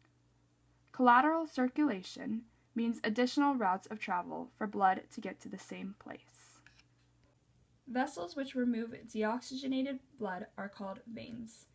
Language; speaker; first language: English; native; English